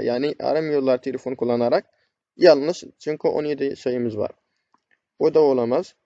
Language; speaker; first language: Turkish; non-native, fluent; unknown